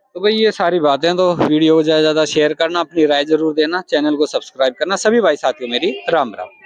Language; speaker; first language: Hindi; native; Hindi